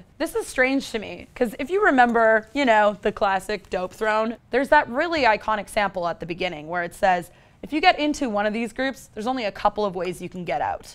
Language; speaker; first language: English; native; English